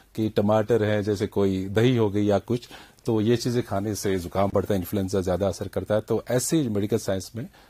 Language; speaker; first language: Hindi; non-native, local second language; Kashmiri